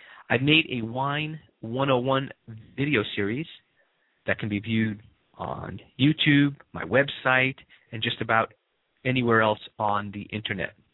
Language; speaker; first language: English; native; English